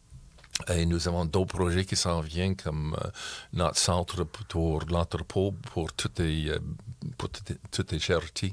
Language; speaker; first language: French; non-native, local second language; English